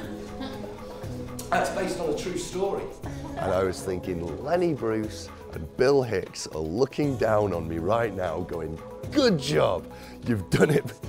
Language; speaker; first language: English; native; English